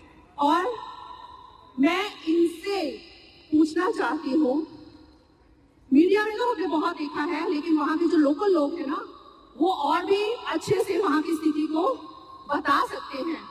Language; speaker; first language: Hindi; native; Hindi